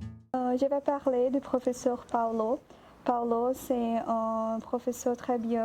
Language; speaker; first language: French; non-native, learner; Portuguese